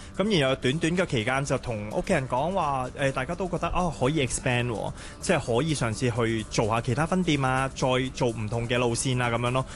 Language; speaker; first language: Cantonese; early bilingual, other home language; Thai